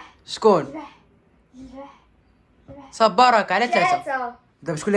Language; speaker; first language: Arabic; native; Arabic